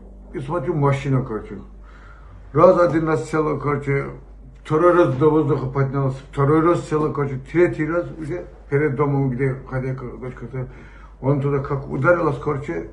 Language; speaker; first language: Russian; non-native, local second language; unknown